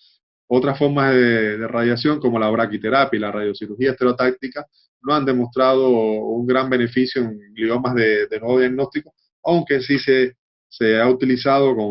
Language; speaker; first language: Spanish; native; Spanish